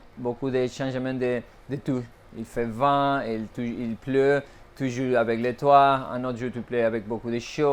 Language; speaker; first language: French; non-native, fluent; Spanish